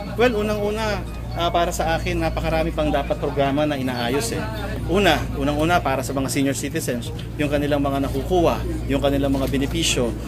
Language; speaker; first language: Filipino; native; Filipino